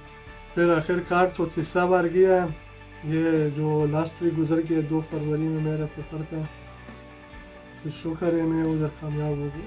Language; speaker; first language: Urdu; non-native, fluent; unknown